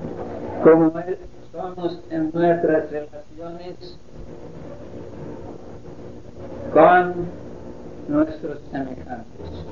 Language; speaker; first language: Spanish; non-native, fluent; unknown